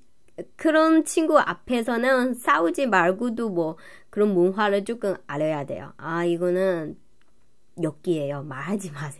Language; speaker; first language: Korean; non-native, fluent; Chinese